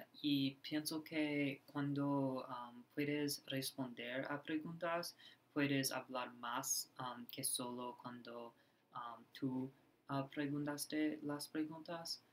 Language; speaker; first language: Spanish; non-native, learner; English